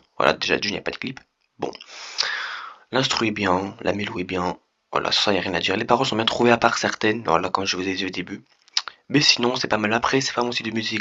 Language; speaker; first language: French; native; French